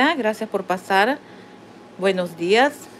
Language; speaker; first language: Spanish; native; Spanish